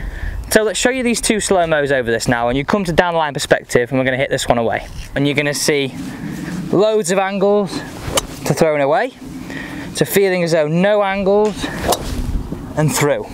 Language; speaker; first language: English; native; English